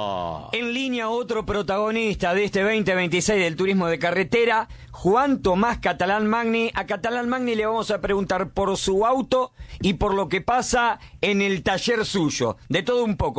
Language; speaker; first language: Spanish; native; Spanish